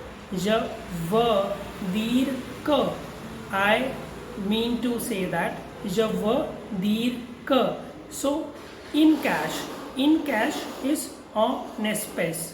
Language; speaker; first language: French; non-native, fluent; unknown